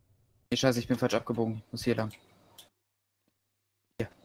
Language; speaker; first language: German; native; German